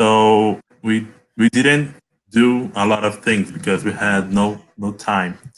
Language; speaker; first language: English; non-native, learner; Portuguese